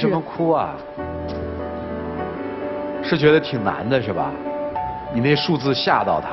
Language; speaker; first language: Chinese; native; Chinese